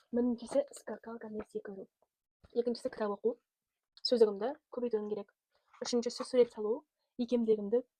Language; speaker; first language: Kazakh; non-native, local second language; Russian